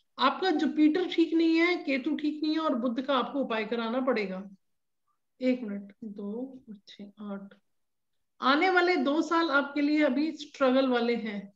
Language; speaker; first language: Hindi; native; Hindi